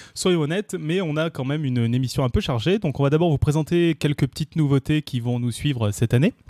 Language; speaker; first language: French; native; French